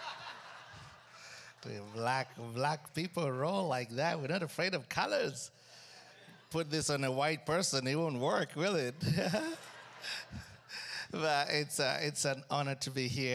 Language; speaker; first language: English; non-native, local second language; Ganda